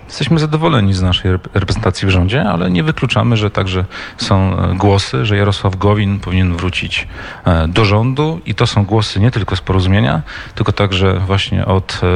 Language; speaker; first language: Polish; native; Polish